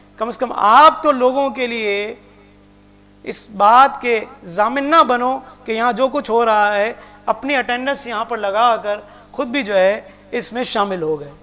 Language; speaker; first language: Urdu; non-native, local second language; Punjabi